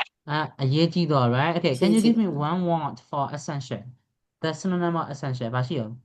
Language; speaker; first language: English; non-native, fluent; Burmese